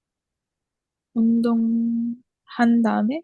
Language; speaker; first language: Korean; non-native, learner; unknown